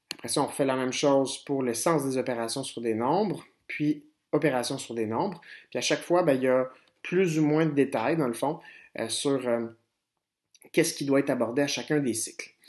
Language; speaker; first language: French; native; French